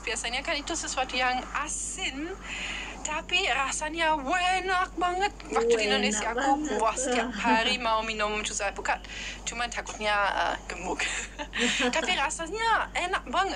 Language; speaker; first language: Indonesian; non-native, fluent; German